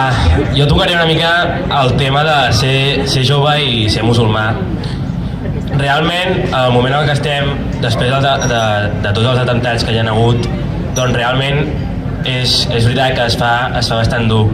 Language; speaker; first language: Catalan; early bilingual, other home language; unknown